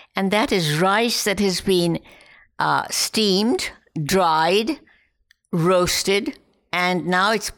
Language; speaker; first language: English; non-native, local second language; Hindi